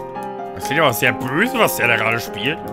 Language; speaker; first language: German; native; German